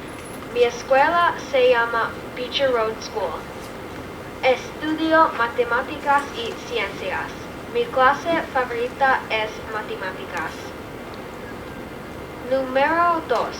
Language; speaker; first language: Spanish; non-native, learner; English